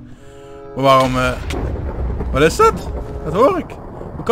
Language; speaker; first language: Dutch; native; Dutch